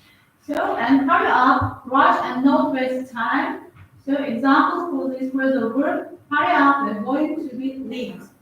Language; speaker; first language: English; non-native, fluent; Uzbek